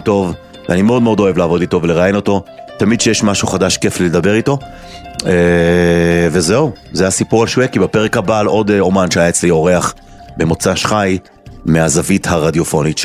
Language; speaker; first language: Hebrew; native; Hebrew